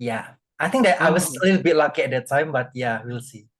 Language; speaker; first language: English; non-native, fluent; Indonesian